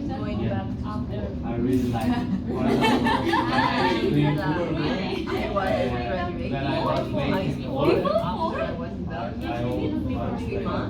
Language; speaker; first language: English; non-native, learner; Arabic